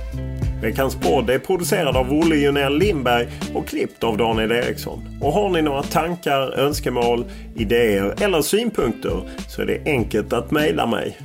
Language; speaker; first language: Swedish; native; Swedish